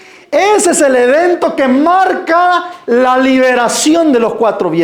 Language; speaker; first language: Spanish; native; Spanish